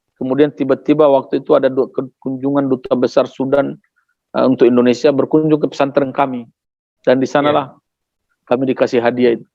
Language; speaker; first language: Indonesian; non-native, local second language; Tetum